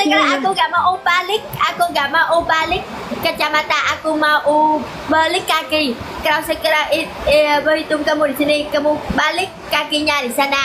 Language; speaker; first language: Indonesian; non-native, learner; Vietnamese